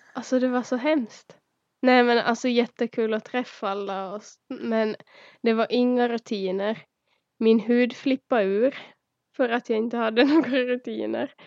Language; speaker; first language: Swedish; early bilingual, other home language; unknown